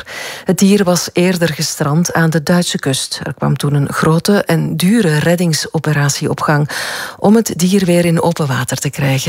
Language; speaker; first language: Dutch; native; Dutch